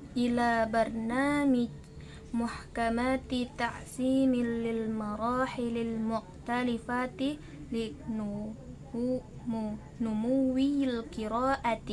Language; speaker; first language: Arabic; non-native, learner; Indonesian